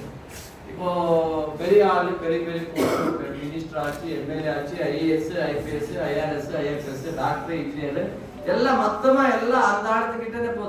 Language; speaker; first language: Tamil; non-native, learner; Kannada